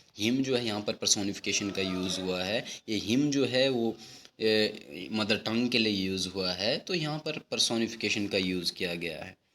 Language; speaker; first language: Hindi; native; Hindi